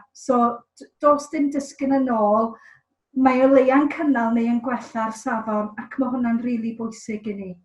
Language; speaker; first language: Welsh; native; Welsh